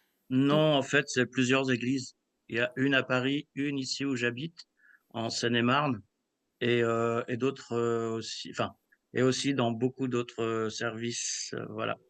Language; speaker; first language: French; early bilingual, other home language; Kabyle